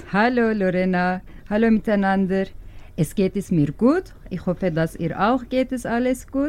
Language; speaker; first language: German; non-native, learner; Turkish